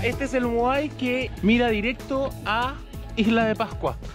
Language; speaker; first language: Spanish; native; Spanish